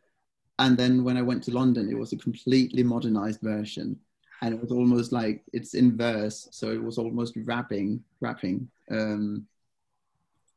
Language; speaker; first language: English; non-native, fluent; Danish